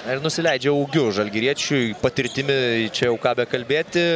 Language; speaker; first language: Lithuanian; native; Lithuanian